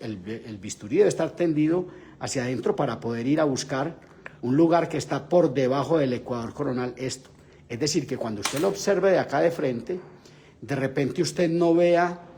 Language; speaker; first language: Spanish; native; Spanish